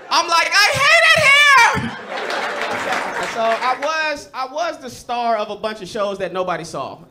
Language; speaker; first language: English; native; English